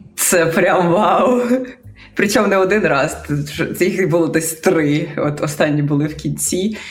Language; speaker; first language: Ukrainian; native; Ukrainian